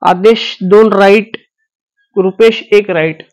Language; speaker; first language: Hindi; non-native, local second language; Marathi